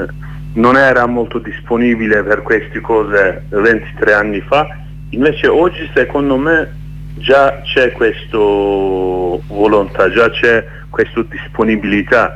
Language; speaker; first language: Italian; non-native, learner; Kurdish